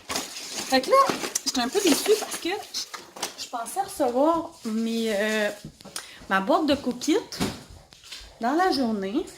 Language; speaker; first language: French; native; French